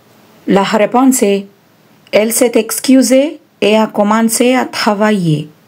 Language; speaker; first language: French; non-native, fluent; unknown